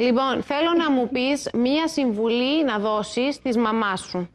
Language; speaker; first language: Greek; native; Greek